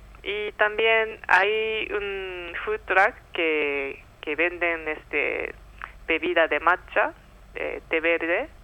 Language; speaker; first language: Spanish; non-native, fluent; Japanese